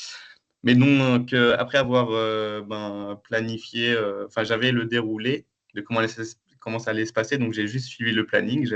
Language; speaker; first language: French; native; French